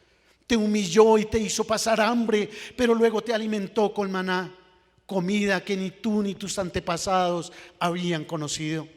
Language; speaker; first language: Spanish; native; Spanish